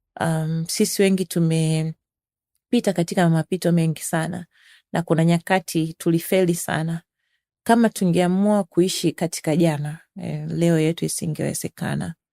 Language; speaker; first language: Swahili; native; Swahili